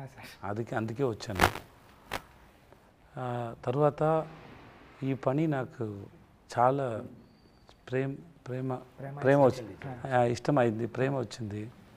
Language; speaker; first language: Telugu; non-native, learner; Tamil